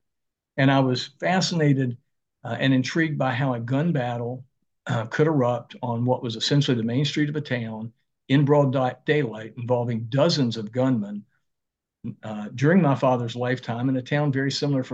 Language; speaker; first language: English; native; English